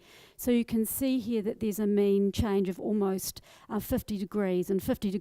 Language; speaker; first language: English; native; English